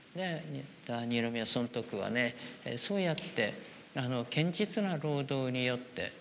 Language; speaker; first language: Japanese; native; Japanese